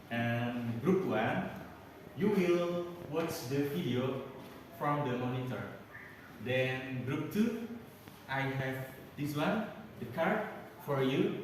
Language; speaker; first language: English; non-native, learner; Indonesian